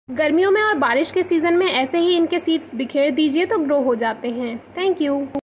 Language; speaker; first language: Hindi; native; Hindi